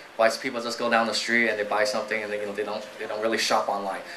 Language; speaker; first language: English; native; English